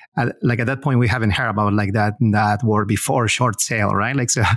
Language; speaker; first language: English; non-native, fluent; Spanish